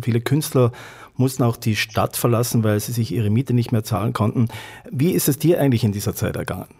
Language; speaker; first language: German; non-native, fluent; English